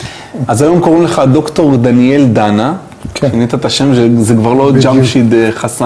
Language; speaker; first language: Hebrew; native; Hebrew